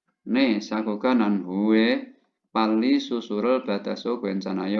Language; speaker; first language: Korean; non-native, fluent; Indonesian